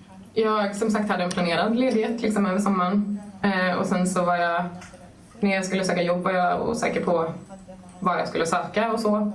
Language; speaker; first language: Swedish; native; Swedish